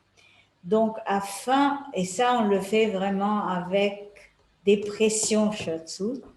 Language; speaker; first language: French; non-native, fluent; Italian